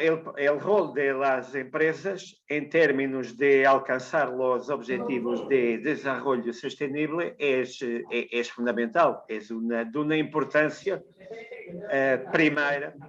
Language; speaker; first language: Spanish; non-native, learner; Portuguese